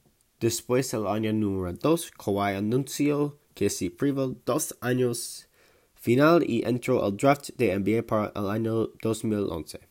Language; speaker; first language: Spanish; non-native, learner; English